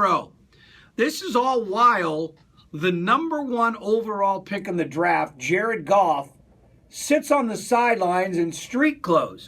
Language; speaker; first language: English; native; English